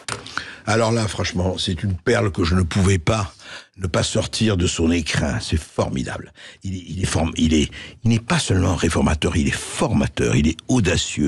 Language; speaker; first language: French; native; French